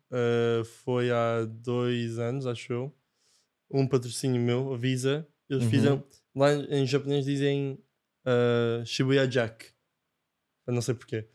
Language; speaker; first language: Portuguese; non-native, fluent; Japanese